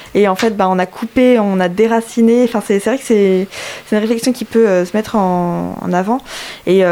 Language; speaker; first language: French; native; French